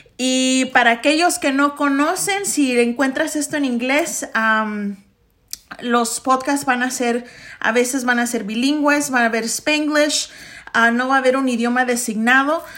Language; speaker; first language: Spanish; early bilingual, heritage; Spanish